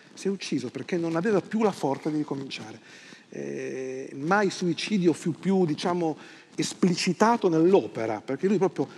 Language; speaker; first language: Italian; native; Italian